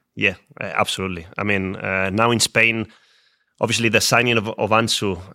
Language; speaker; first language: English; non-native, fluent; Spanish